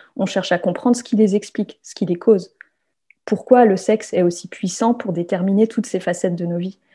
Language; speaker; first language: French; native; French